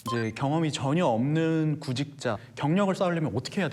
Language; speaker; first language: Korean; native; Korean